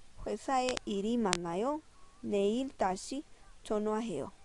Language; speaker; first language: Korean; non-native, fluent; Spanish